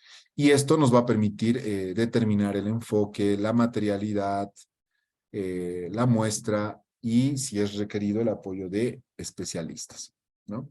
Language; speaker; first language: Spanish; native; Spanish